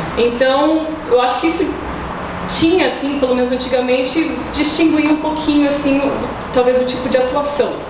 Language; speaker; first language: Portuguese; early bilingual, other home language; English